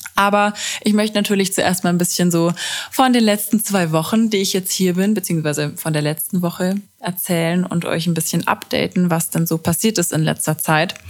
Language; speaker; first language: German; native; German